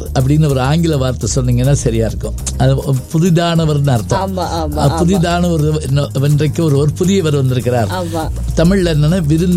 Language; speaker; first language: Tamil; native; Tamil